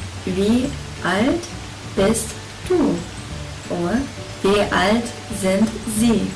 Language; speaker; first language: German; non-native, fluent; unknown